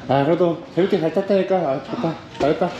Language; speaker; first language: Korean; native; Korean